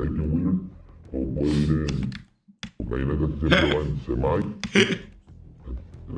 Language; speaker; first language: Spanish; native; Spanish